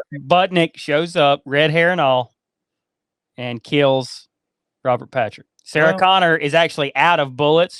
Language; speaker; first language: English; native; English